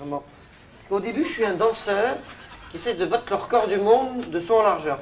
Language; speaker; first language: French; native; French